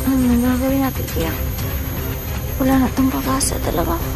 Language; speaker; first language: Filipino; non-native, local second language; Cebuano